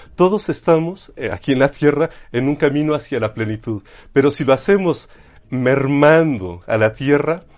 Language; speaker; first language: Spanish; native; Spanish